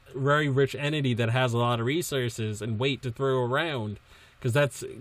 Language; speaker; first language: English; native; English